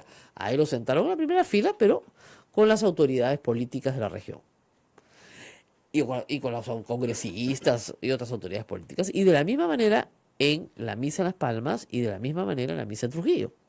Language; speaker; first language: Spanish; native; Spanish